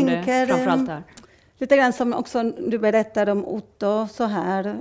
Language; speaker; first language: Swedish; non-native, fluent; Spanish